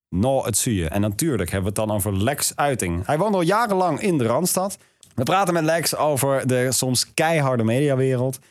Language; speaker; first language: Dutch; native; Dutch